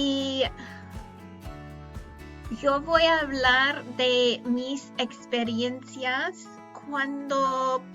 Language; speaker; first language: Spanish; non-native, fluent; English